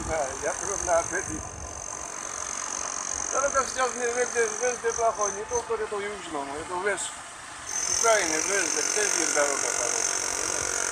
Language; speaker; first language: Russian; non-native, local second language; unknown